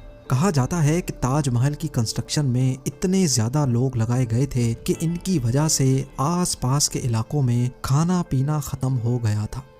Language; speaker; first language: Urdu; native; Urdu